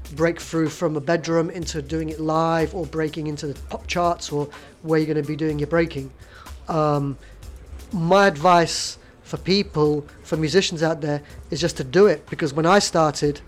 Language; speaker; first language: English; native; English